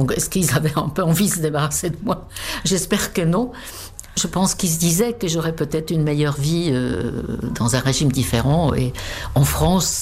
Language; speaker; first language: French; non-native, fluent; Czech